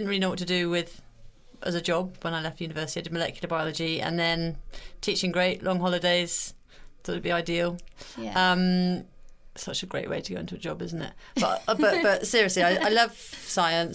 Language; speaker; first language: English; native; English